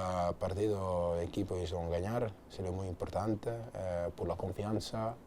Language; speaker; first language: Spanish; non-native, learner; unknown